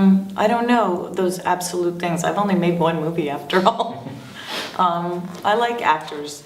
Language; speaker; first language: English; native; English